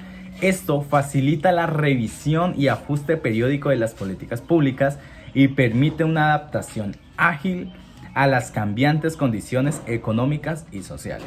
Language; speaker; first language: Spanish; native; Spanish